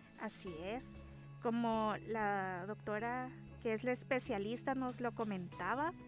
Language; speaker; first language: Spanish; native; Spanish